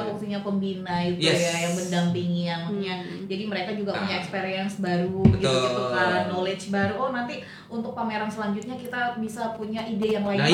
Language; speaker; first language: Indonesian; native; Indonesian